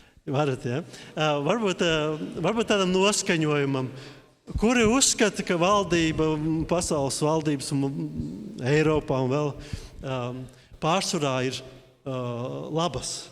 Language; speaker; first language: Latvian; native; Latvian